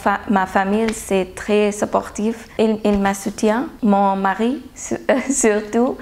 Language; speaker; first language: French; non-native, learner; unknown